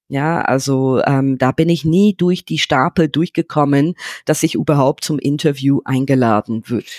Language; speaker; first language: German; non-native, fluent; English